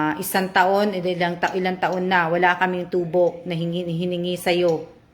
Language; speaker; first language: Filipino; native; Filipino